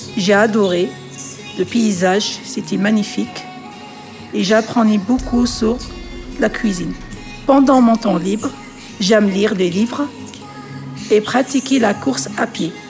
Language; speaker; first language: French; non-native, learner; Arabic